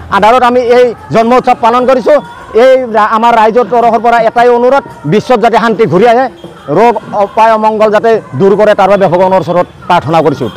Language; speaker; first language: Assamese; native; Assamese